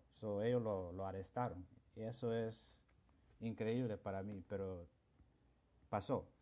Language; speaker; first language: Spanish; non-native, local second language; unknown